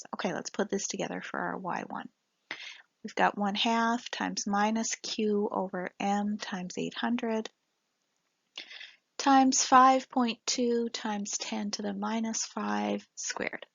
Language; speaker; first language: English; native; English